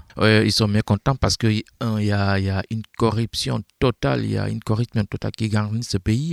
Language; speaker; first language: French; non-native, local second language; Fula